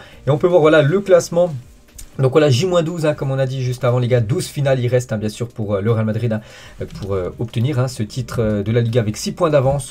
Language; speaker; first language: French; native; French